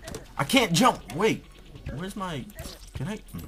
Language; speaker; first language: English; native; English